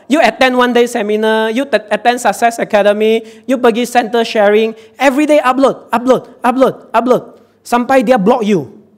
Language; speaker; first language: English; non-native, local second language; Chinese